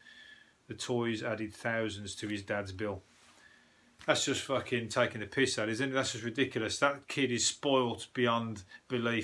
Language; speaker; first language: English; native; English